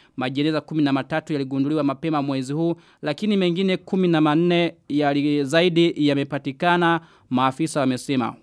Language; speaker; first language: Swahili; non-native, local second language; Rundi